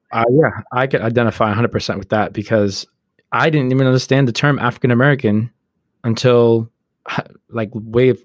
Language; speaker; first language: English; native; English